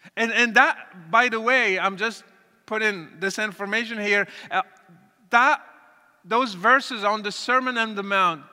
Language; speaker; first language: English; non-native, fluent; Arabic